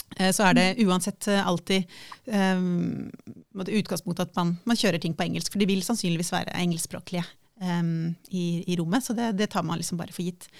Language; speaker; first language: Norwegian; native; Norwegian